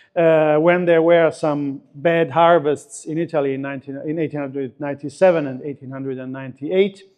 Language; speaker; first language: English; non-native, fluent; Italian